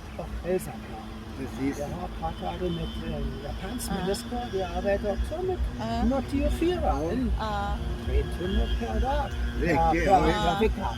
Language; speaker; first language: Swedish; non-native, learner; German